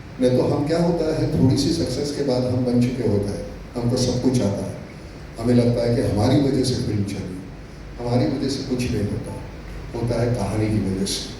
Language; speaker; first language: Hindi; non-native, local second language; Marathi